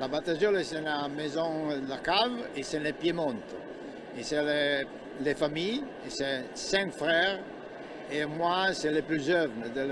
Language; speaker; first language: French; non-native, learner; Italian